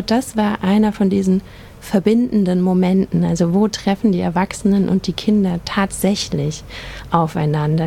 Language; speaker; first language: German; native; German